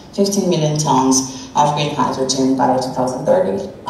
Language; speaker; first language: English; non-native, fluent; Portuguese